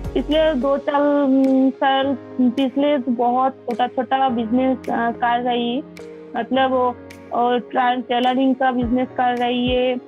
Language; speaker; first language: Hindi; non-native, local second language; Bangla